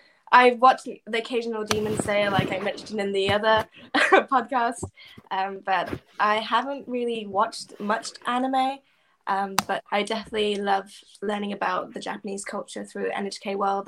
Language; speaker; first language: English; native; English